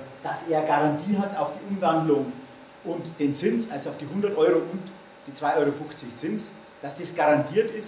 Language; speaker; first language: German; native; German